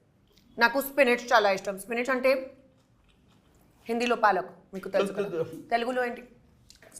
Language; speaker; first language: Telugu; non-native, learner; Hindi